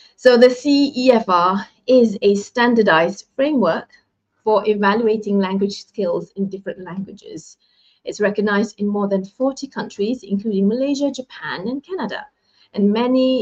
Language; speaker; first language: English; non-native, local second language; Malay